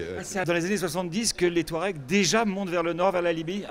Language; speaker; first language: French; native; French